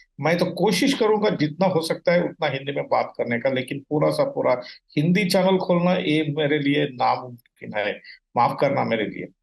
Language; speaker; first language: Hindi; non-native, local second language; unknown